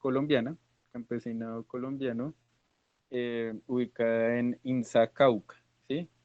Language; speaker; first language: Spanish; native; Spanish